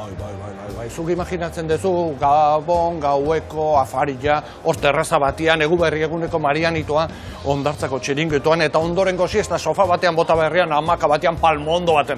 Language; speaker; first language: Basque; native; Basque